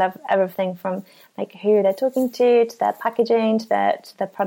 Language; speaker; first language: English; native; English